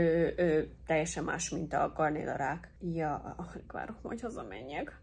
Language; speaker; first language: Hungarian; early bilingual, heritage; English